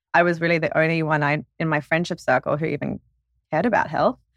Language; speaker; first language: English; native; English